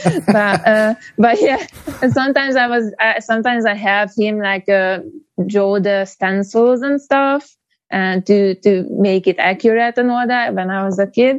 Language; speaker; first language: English; non-native, fluent; Hungarian